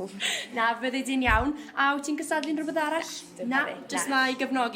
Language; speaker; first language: Welsh; native; Welsh